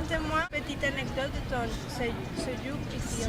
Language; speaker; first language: French; non-native, learner; Spanish